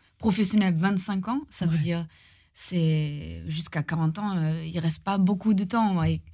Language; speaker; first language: French; non-native, fluent; German